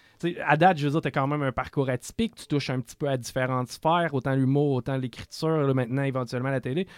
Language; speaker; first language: French; native; French